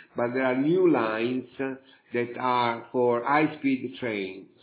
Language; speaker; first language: English; non-native, fluent; Italian